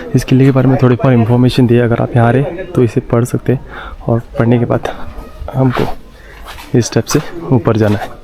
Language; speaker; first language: Hindi; non-native, local second language; Marathi